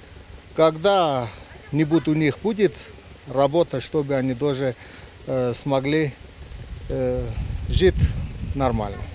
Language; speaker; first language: Russian; non-native, local second language; Armenian